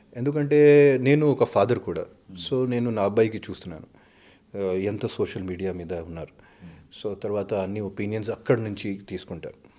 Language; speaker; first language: Telugu; non-native, fluent; Hindi